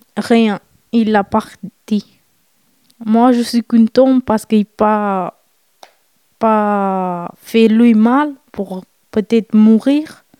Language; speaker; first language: French; non-native, fluent; Romanian